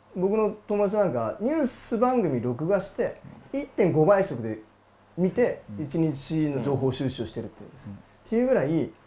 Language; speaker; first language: Japanese; native; Japanese